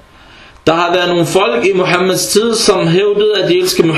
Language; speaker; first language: Danish; early bilingual, other home language; Arabic